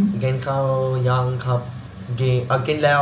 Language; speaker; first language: Thai; non-native, learner; Dutch